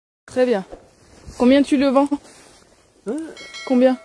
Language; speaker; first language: French; native; French